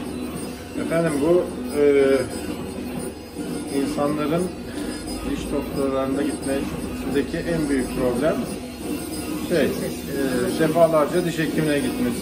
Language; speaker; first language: Turkish; native; Turkish